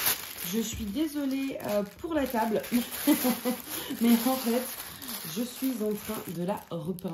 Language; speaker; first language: French; native; French